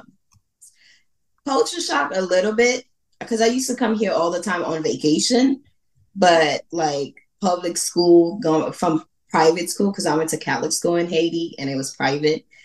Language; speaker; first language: English; non-native, fluent; Haitian Creole